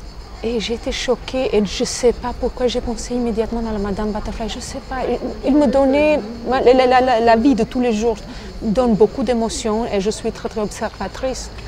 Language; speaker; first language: French; non-native, fluent; Albanian